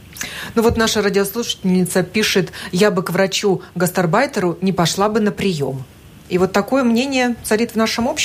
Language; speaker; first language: Russian; native; Russian